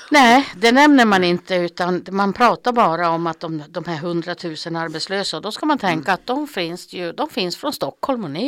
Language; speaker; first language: Swedish; native; Swedish